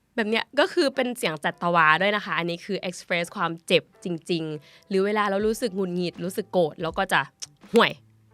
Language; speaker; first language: Thai; native; Thai